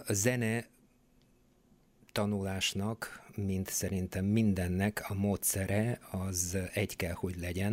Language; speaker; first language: Hungarian; non-native, fluent; Bulgarian